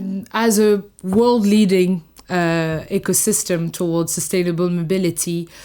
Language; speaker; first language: English; non-native, fluent; French